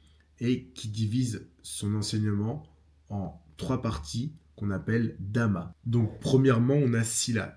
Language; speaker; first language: French; native; French